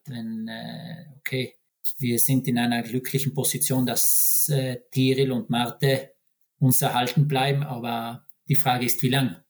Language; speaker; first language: German; native; German